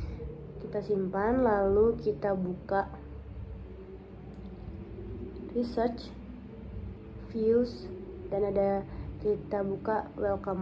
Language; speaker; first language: Indonesian; native; Indonesian